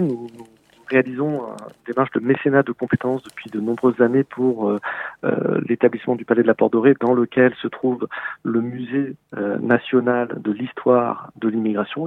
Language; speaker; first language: French; native; French